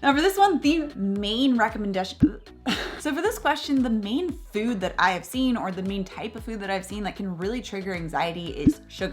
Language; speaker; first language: English; native; English